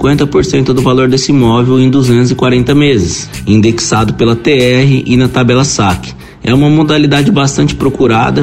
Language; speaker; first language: Portuguese; native; Portuguese